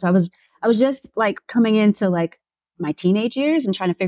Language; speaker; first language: English; native; English